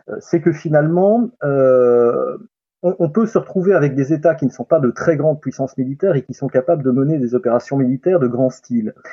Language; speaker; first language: French; native; French